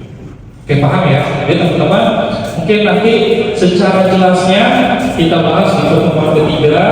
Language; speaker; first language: Indonesian; native; Indonesian